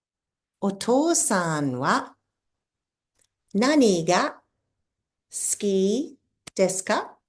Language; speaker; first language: Japanese; non-native, fluent; English